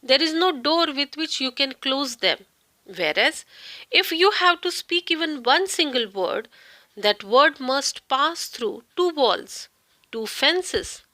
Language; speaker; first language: English; non-native, local second language; Marathi